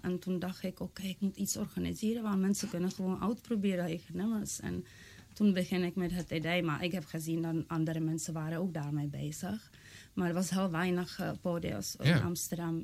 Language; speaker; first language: Dutch; non-native, fluent; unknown